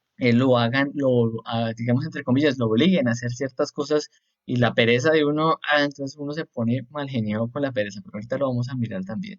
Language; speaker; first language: Spanish; native; Spanish